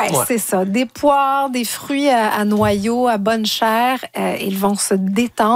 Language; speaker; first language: French; native; French